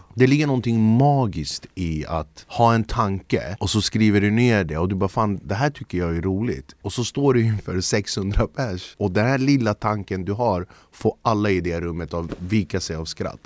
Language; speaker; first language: Swedish; early bilingual, other home language; Kurdish